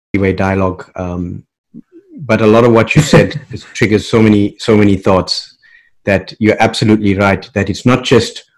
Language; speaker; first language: English; native; English